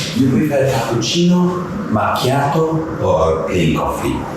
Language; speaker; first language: English; non-native, fluent; Italian